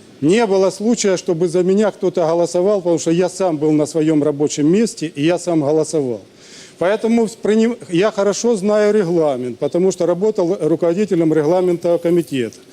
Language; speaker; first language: Russian; native; Russian